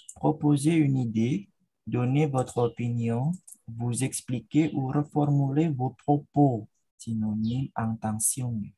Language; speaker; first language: French; non-native, fluent; Indonesian